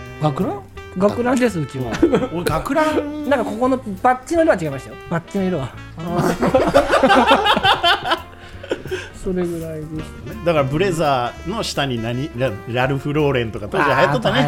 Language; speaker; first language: Japanese; native; Japanese